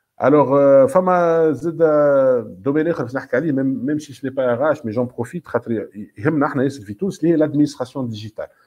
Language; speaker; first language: French; non-native, local second language; Arabic